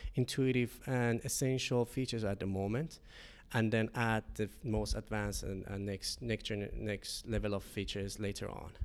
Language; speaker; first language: English; non-native, fluent; Persian